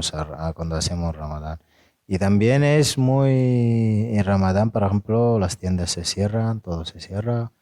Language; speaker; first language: Spanish; non-native, fluent; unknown